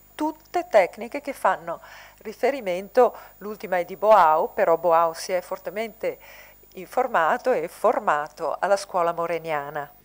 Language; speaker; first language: Italian; native; Italian